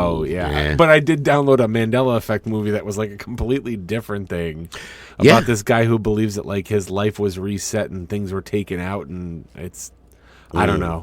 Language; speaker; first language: English; native; English